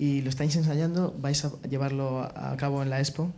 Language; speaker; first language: Spanish; native; Spanish